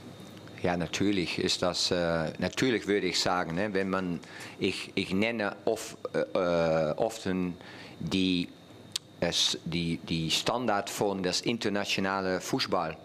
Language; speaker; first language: German; non-native, fluent; Dutch